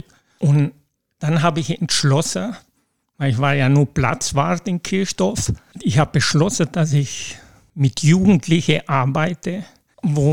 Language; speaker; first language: German; non-native, local second language; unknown